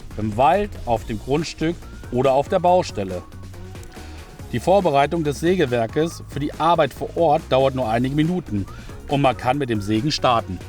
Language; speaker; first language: German; native; German